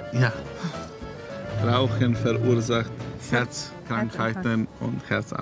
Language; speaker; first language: German; non-native, fluent; Serbian